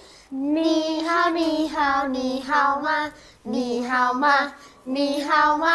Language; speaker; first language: Chinese; non-native, learner; Thai